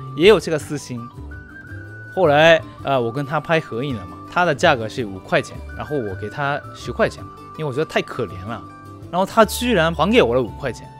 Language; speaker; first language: Chinese; non-native, fluent; Japanese